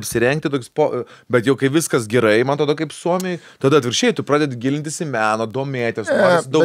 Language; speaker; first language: Lithuanian; native; Lithuanian